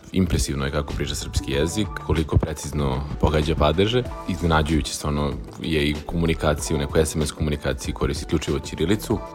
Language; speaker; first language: Serbian; native; Serbian